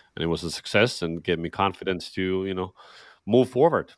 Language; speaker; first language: English; non-native, fluent; Estonian